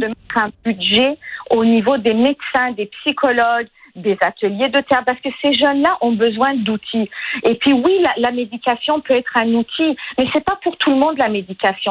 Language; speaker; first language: French; non-native, fluent; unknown